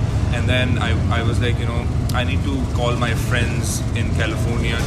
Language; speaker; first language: English; non-native, local second language; Urdu